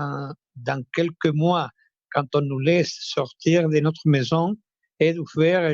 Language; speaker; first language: French; non-native, fluent; Spanish